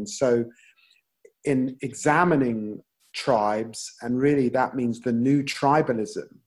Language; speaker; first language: English; native; English